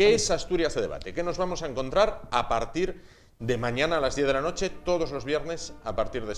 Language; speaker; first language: Spanish; native; Spanish